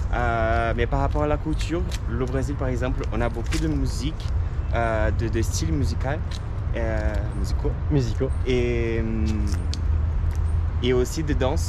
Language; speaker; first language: French; non-native, fluent; Portuguese